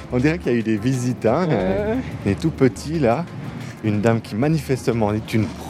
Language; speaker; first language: French; native; French